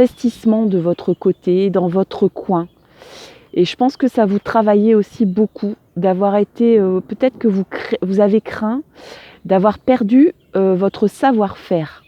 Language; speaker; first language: French; native; French